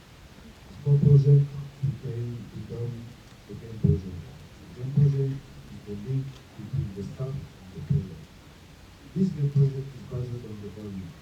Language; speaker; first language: English; non-native, learner; French